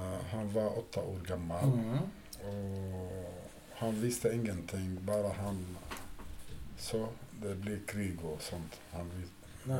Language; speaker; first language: Swedish; non-native, fluent; Arabic